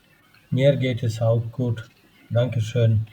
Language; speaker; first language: German; non-native, fluent; Bangla